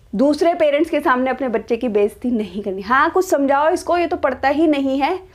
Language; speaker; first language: Hindi; native; Hindi